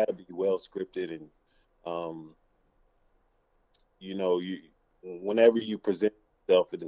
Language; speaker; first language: English; native; English